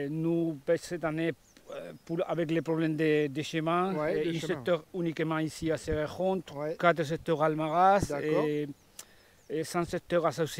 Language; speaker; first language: French; non-native, learner; Spanish